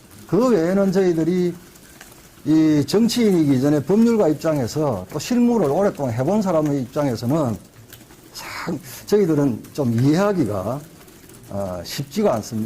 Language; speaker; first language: Korean; native; Korean